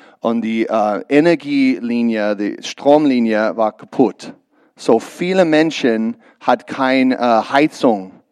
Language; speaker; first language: German; non-native, learner; English